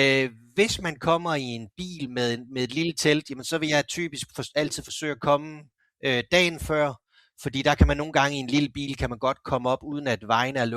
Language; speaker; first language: Danish; native; Danish